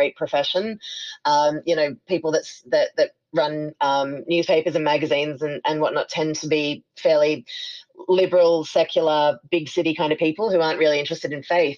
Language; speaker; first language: English; native; English